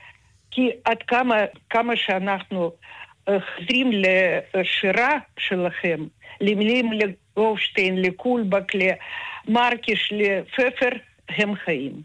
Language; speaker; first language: Hebrew; non-native, fluent; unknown